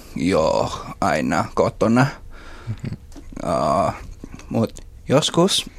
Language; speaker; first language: Finnish; non-native, fluent; Filipino